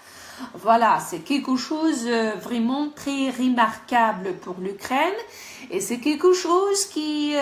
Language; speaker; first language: French; non-native, fluent; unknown